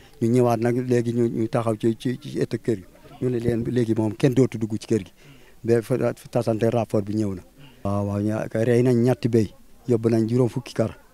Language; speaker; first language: Wolof; non-native, local second language; Fula